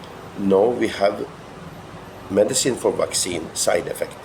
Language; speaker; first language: English; non-native, fluent; Norwegian